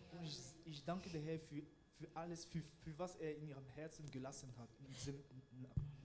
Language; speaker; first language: German; non-native, learner; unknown